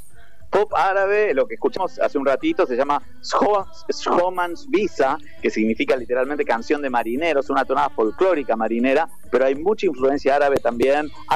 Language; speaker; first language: Spanish; native; Spanish